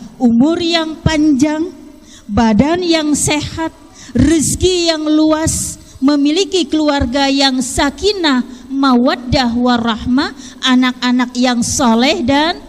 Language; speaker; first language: Indonesian; non-native, local second language; Banjar